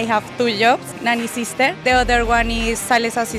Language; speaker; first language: English; non-native, learner; Spanish